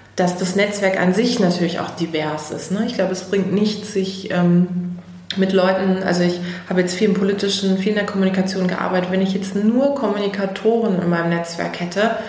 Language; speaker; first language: German; native; German